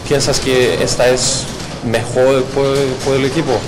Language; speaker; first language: Spanish; non-native, learner; Greek